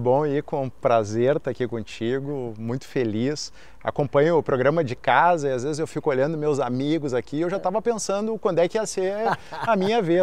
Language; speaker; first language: Portuguese; native; Portuguese